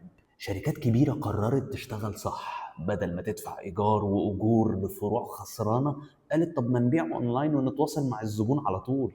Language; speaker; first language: Arabic; native; Arabic